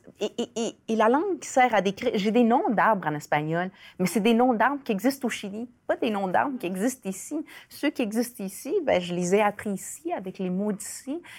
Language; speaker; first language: French; early bilingual, other home language; Spanish